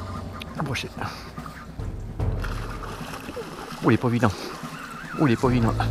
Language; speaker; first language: French; native; French